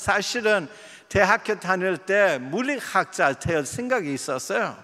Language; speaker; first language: Korean; non-native, fluent; English